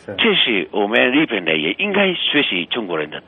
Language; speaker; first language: Chinese; non-native, fluent; Japanese